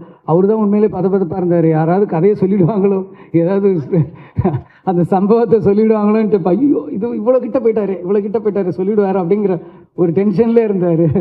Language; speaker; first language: Tamil; native; Tamil